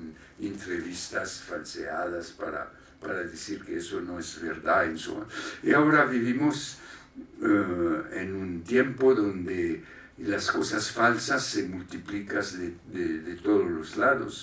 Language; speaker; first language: Spanish; non-native, fluent; French